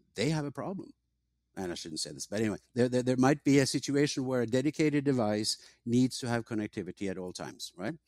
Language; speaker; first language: English; non-native, fluent; Norwegian